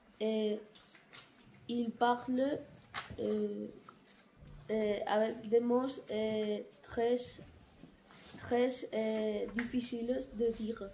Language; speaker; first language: French; non-native, learner; Catalan